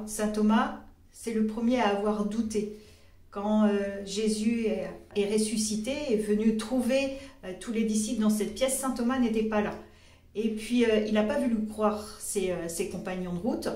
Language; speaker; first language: French; native; French